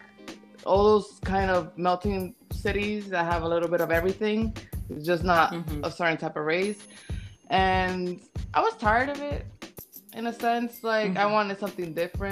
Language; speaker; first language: English; native; English